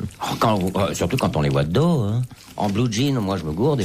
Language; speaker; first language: French; native; French